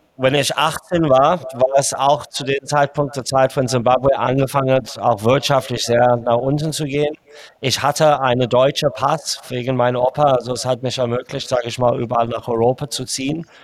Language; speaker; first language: German; early bilingual, heritage; English